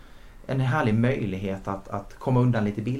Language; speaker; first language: Swedish; native; Swedish